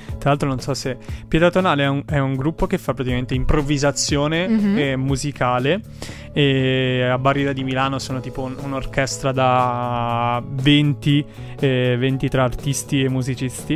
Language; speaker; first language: Italian; native; Italian